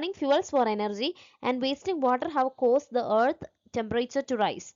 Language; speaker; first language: English; non-native, local second language; Malayalam